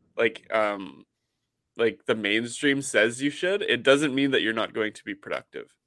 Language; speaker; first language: English; native; English